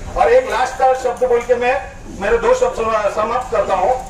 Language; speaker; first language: Hindi; non-native, local second language; Marathi